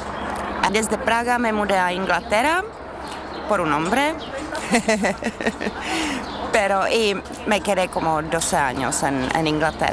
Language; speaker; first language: Spanish; non-native, learner; Czech